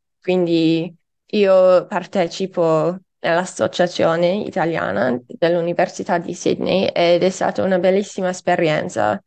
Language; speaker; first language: Italian; non-native, fluent; English